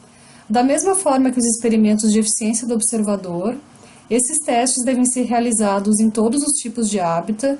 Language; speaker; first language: Portuguese; native; Portuguese